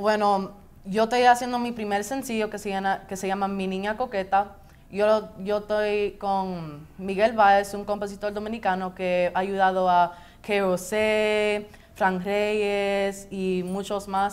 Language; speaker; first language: Spanish; early bilingual, heritage; Spanish